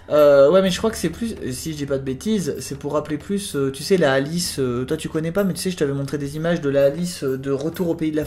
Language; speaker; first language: French; native; French